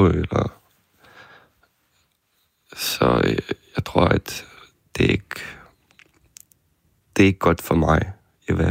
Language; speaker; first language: Danish; non-native, fluent; Ukrainian